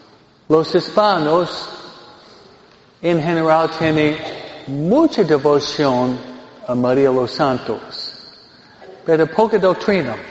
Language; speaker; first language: Spanish; non-native, fluent; English